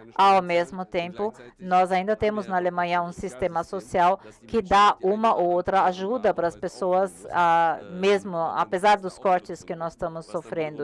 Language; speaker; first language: Portuguese; non-native, learner; German